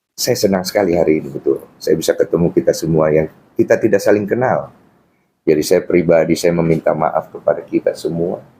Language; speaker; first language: Indonesian; native; Indonesian